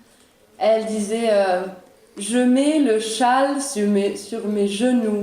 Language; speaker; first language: French; early bilingual, other home language; Italian